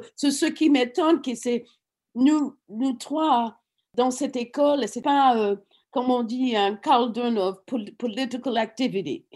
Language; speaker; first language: French; non-native, fluent; English